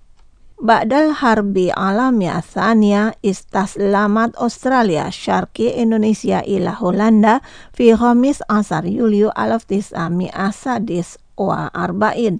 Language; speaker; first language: Arabic; non-native, fluent; Indonesian